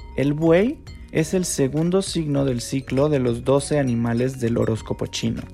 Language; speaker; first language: Spanish; non-native, fluent; Chinese